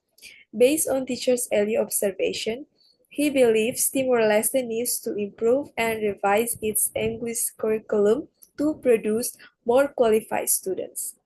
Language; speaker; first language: English; non-native, learner; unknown